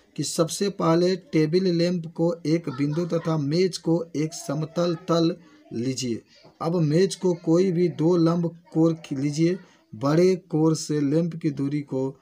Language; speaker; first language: Hindi; native; Hindi